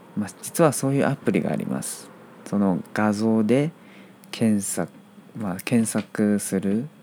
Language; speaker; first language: Japanese; non-native, fluent; Chinese